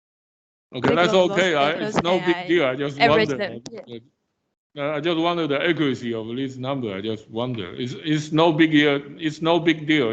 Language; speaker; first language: English; non-native, fluent; Chinese